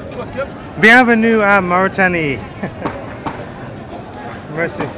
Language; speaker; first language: French; non-native, learner; English